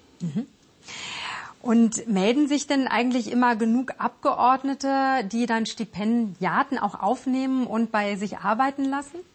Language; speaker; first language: German; native; German